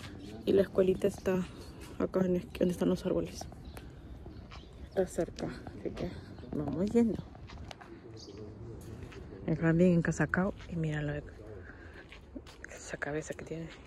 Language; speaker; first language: Spanish; native; Spanish